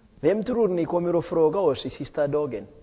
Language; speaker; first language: Swedish; non-native, fluent; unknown